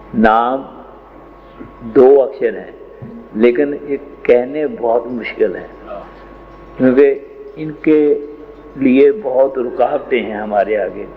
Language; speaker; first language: Hindi; non-native, local second language; Punjabi